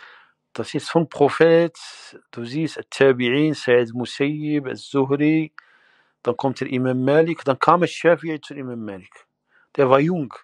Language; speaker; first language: German; non-native, fluent; Arabic